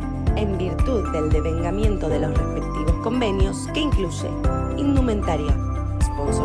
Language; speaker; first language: Spanish; native; Spanish